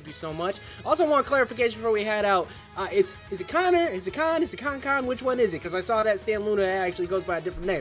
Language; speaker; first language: English; native; English